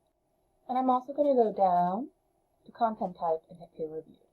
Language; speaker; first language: English; native; English